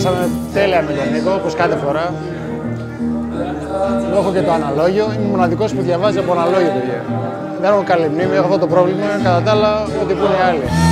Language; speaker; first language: Greek; native; Greek